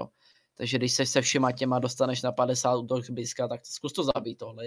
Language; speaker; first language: Czech; native; Czech